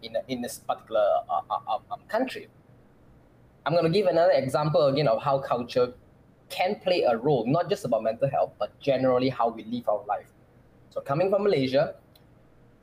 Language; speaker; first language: English; non-native, local second language; Chinese